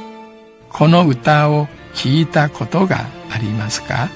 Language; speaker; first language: Japanese; non-native, fluent; Min Nan Chinese